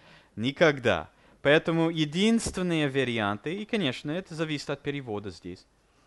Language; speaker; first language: Russian; non-native, fluent; English